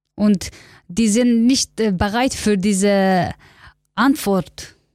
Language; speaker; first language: German; non-native, learner; Kurdish